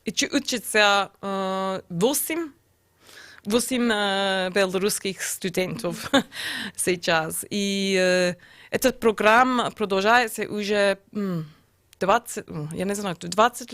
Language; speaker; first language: Russian; non-native, learner; English